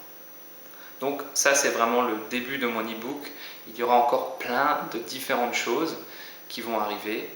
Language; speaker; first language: French; native; French